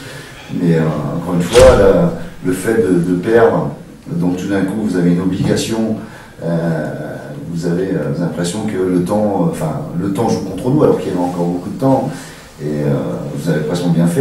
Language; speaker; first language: French; native; French